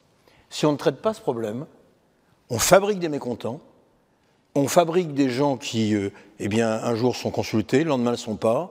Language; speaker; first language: French; native; French